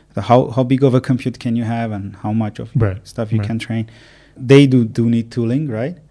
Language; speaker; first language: English; non-native, fluent; Armenian